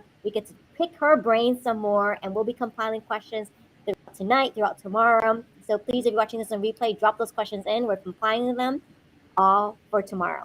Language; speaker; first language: English; native; English